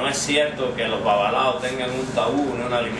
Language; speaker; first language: Spanish; native; Spanish